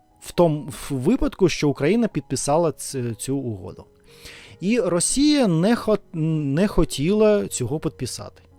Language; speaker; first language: Ukrainian; non-native, learner; Russian